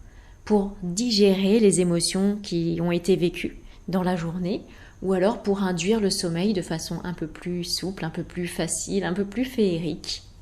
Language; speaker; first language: French; native; French